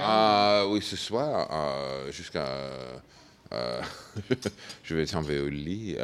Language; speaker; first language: French; non-native, fluent; English